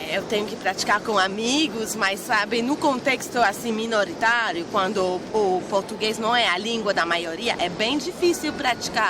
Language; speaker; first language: Portuguese; non-native, fluent; Spanish